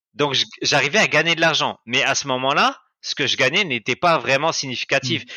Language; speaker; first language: French; native; French